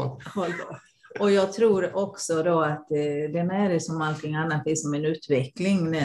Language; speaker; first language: Swedish; non-native, fluent; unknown